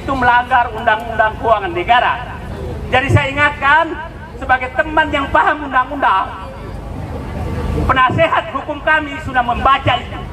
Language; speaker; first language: Indonesian; native; Indonesian